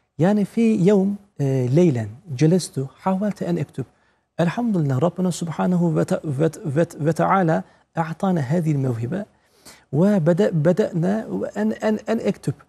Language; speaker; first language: Arabic; non-native, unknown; Turkish